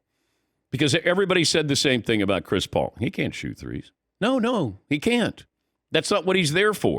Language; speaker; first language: English; native; English